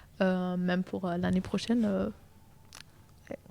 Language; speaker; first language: French; non-native, fluent; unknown